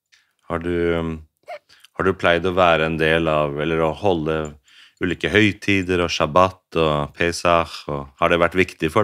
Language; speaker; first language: Norwegian; native; Norwegian